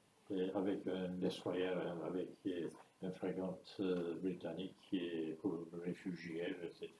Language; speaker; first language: French; non-native, fluent; Turkish